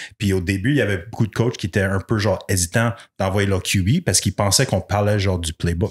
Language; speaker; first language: French; non-native, local second language; English